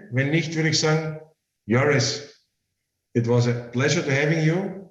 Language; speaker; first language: German; native; German